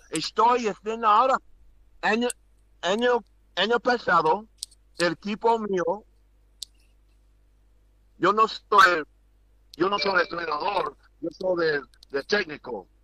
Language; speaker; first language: Spanish; non-native, learner; English